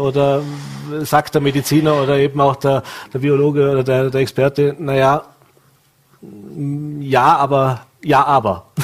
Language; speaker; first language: German; native; German